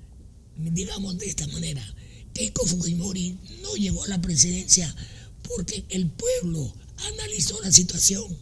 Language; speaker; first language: Spanish; native; Spanish